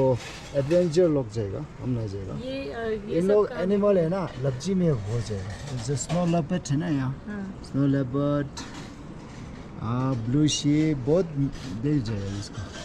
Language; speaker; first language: Hindi; non-native, learner; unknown